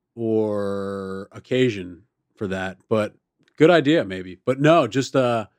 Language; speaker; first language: English; native; English